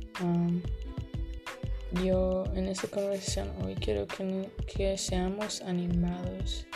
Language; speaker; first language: Spanish; early bilingual, heritage; Spanish